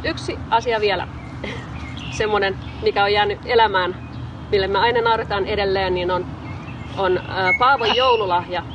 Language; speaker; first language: Finnish; native; Finnish